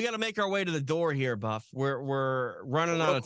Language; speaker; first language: English; native; English